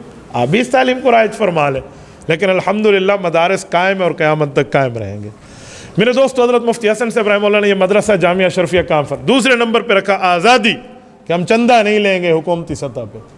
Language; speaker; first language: Urdu; native; Urdu